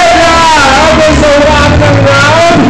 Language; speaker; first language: English; non-native, local second language; Filipino